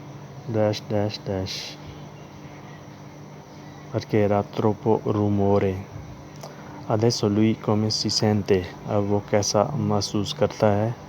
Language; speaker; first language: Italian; non-native, learner; Urdu